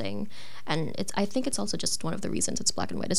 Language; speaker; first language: English; non-native, local second language; Filipino